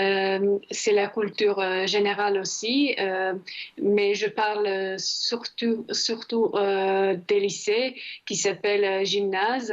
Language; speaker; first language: French; non-native, fluent; Croatian